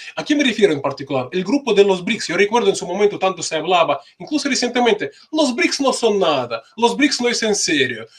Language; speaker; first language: Spanish; non-native, fluent; Russian